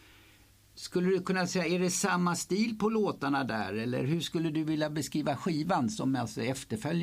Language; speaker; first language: Swedish; native; Swedish